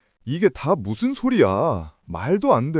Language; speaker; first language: Korean; native; Korean